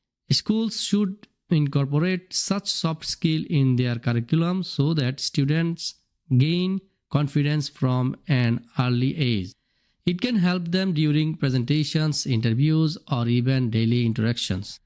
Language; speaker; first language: English; non-native, local second language; Bangla